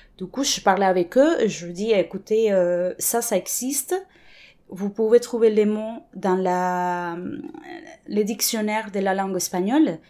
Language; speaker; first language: French; non-native, fluent; Spanish